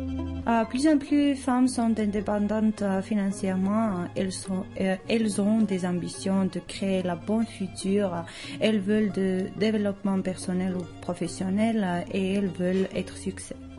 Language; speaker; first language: French; non-native, learner; Georgian